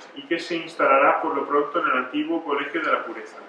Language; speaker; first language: Spanish; non-native, local second language; Catalan